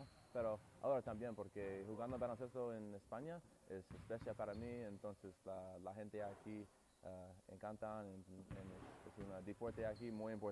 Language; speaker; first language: Spanish; non-native, learner; English